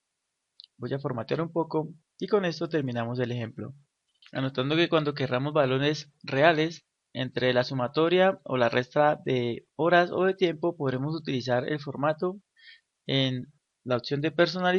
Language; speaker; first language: Spanish; native; Spanish